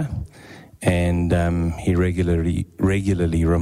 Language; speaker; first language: English; native; English